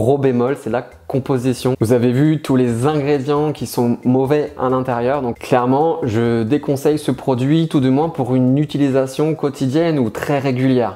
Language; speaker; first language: French; native; French